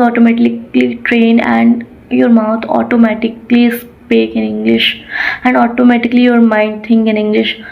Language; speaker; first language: English; non-native, learner; Odia